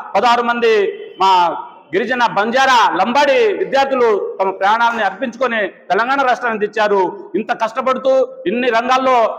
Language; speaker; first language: Telugu; non-native, local second language; Lambadi